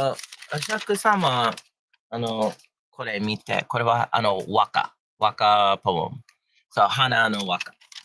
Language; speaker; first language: Japanese; non-native, learner; English